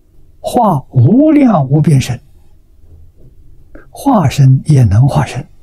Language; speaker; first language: Chinese; native; Chinese